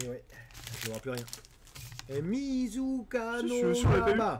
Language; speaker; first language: French; native; French